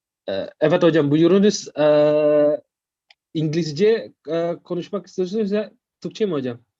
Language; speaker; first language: Turkish; non-native, fluent; Indonesian